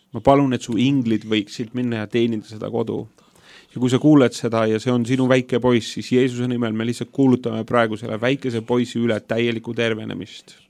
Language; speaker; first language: Estonian; native; Estonian